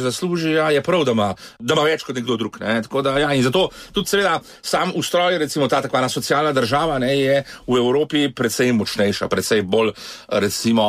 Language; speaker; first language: Slovenian; native; Slovenian